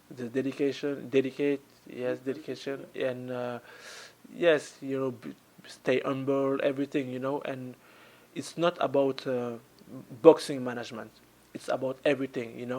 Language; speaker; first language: English; non-native, learner; French